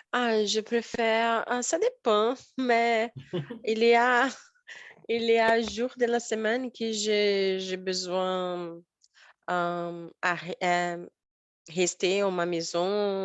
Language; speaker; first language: French; non-native, learner; Portuguese